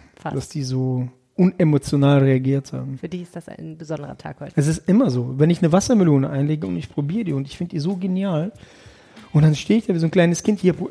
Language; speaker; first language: German; early bilingual, other home language; Russian